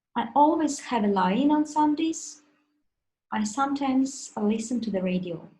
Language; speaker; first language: English; non-native, fluent; Russian